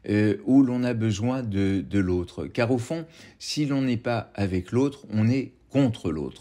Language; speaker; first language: French; native; French